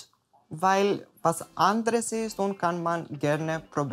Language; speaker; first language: German; non-native, fluent; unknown